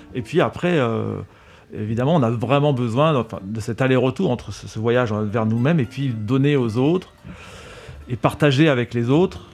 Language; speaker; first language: French; native; French